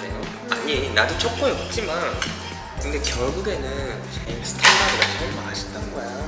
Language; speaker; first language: Spanish; non-native, learner; Japanese